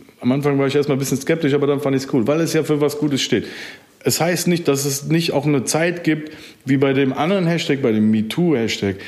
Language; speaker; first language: German; early bilingual, other home language; Turkish